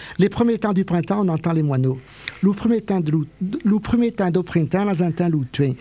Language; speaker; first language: French; native; French